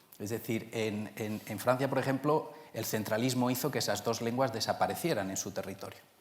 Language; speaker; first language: Spanish; native; Spanish